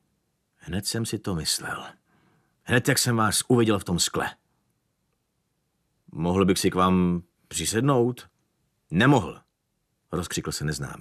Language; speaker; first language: Czech; native; Czech